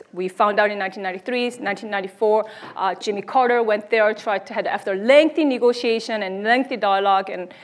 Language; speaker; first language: English; early bilingual, other home language; Korean